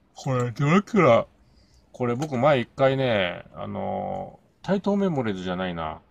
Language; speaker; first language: Japanese; native; Japanese